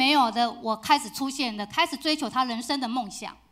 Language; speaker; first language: Chinese; native; Chinese